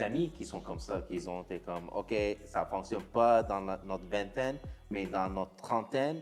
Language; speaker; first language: French; non-native, local second language; English